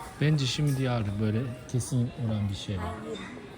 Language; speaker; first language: Turkish; early bilingual, heritage; Turkish